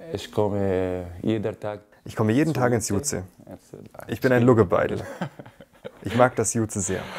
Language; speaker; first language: German; non-native, fluent; Arabic